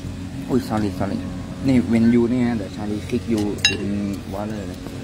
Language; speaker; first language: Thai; native; Thai